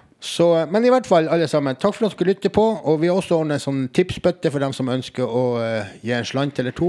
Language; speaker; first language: Norwegian; native; Norwegian